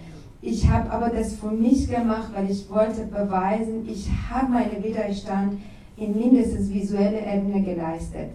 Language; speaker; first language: German; non-native, learner; Persian